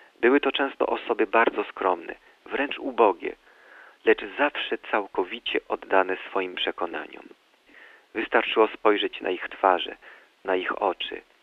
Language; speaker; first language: Polish; early bilingual, heritage; Polish